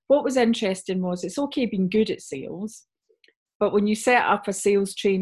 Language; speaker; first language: English; native; English